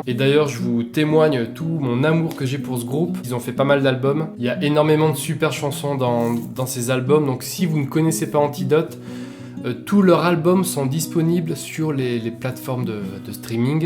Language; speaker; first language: French; native; French